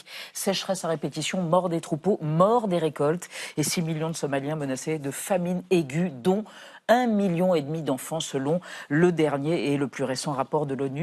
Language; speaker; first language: French; native; French